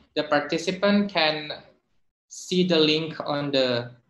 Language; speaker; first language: English; non-native, fluent; Indonesian